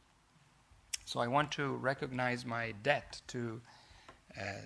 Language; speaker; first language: English; non-native, fluent; Italian